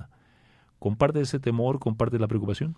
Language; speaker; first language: Spanish; native; Spanish